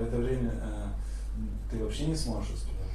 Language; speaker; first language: Russian; native; Russian